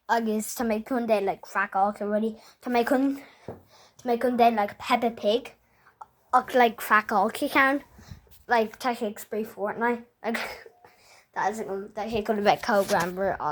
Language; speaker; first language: Irish; non-native, local second language; English